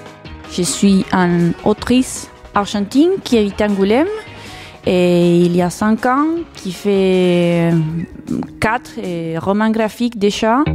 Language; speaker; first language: French; non-native, fluent; Spanish